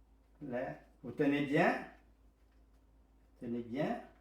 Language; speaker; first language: French; non-native, fluent; Vietnamese